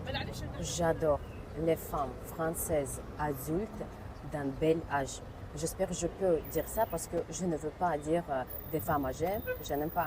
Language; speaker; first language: French; non-native, learner; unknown